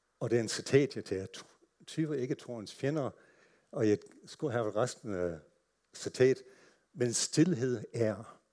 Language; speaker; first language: Danish; non-native, fluent; English